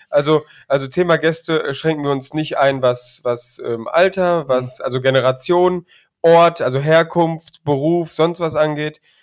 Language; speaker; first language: German; native; German